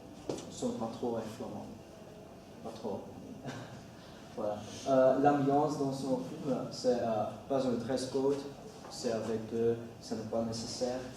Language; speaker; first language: French; non-native, learner; Dutch